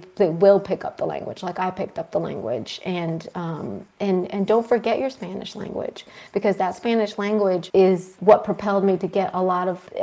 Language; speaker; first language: English; early bilingual, other home language; Spanish